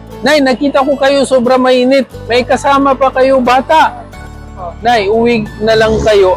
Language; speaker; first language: Filipino; non-native, learner; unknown